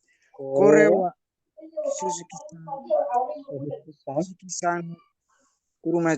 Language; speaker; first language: Japanese; non-native, learner; Indonesian